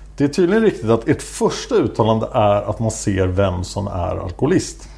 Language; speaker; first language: Swedish; native; Swedish